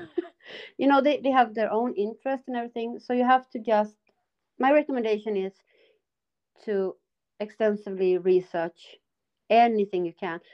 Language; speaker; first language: English; non-native, fluent; Swedish